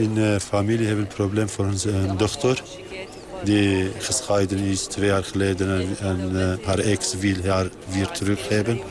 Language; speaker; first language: Dutch; non-native, learner; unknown